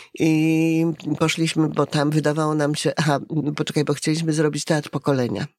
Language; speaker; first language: Polish; native; Polish